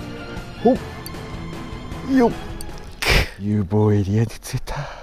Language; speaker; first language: Japanese; native; Japanese